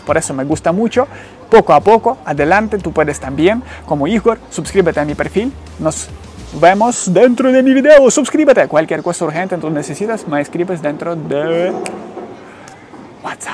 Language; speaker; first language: Spanish; non-native, fluent; Ukrainian